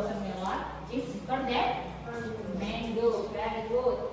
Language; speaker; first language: English; non-native, fluent; Indonesian